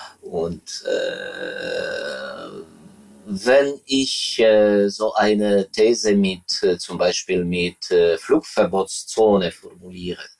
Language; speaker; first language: German; non-native, fluent; Ukrainian